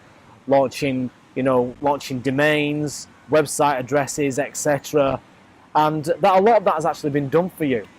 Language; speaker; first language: English; native; English